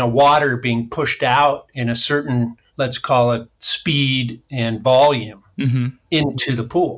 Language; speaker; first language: English; native; English